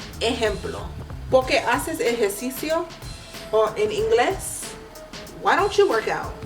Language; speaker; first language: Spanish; non-native, learner; English